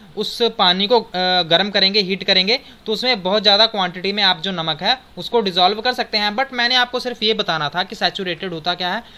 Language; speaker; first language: Hindi; native; Hindi